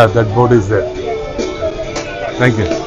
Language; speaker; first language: English; non-native, learner; Tamil